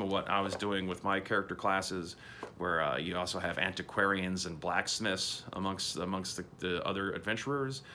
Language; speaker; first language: English; native; English